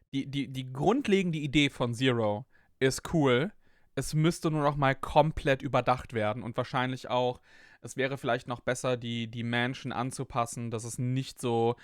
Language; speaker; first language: German; native; German